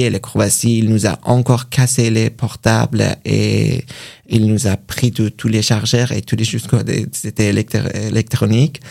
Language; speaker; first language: French; non-native, learner; Persian